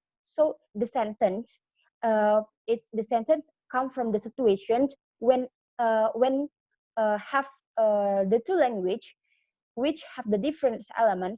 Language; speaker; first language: English; non-native, learner; Indonesian